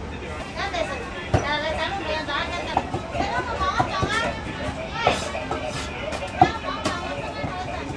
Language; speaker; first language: Cantonese; native; Cantonese